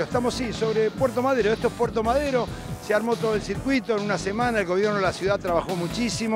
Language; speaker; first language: Spanish; native; Spanish